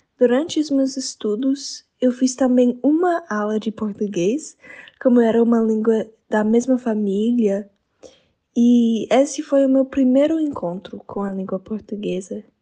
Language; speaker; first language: Portuguese; non-native, fluent; English